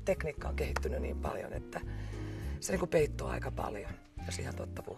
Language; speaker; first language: Finnish; native; Finnish